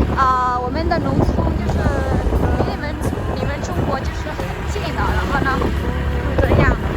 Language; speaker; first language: Chinese; non-native, learner; Vietnamese